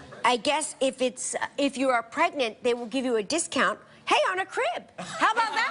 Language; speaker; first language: English; native; English